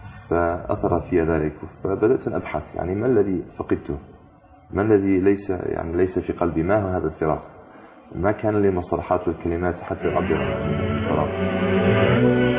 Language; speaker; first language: Arabic; non-native, fluent; English